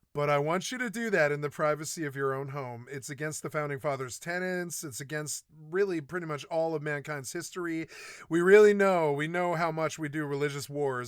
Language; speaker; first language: English; native; English